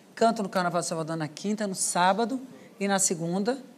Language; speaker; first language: Portuguese; native; Portuguese